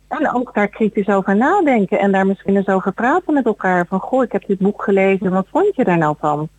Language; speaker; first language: Dutch; native; Dutch